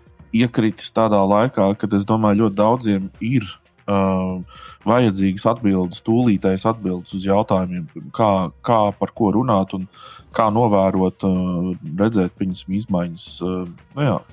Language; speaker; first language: Latvian; native; Latvian